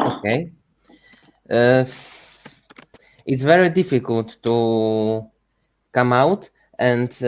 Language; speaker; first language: English; non-native, learner; Ukrainian